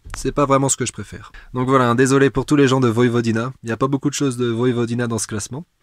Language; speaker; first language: French; native; French